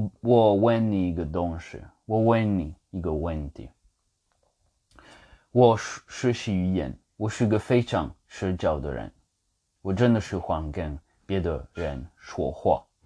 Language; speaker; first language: Chinese; non-native, fluent; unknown